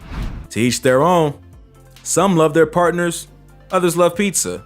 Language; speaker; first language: English; native; English